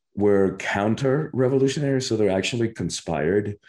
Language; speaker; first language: English; early bilingual, other home language; Spanish